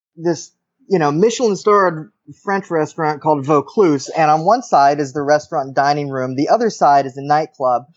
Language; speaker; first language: English; native; English